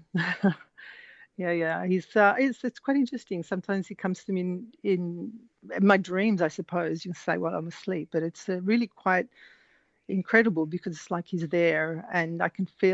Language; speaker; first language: English; native; English